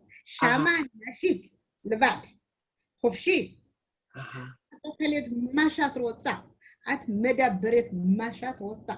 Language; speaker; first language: Hebrew; non-native, learner; Amharic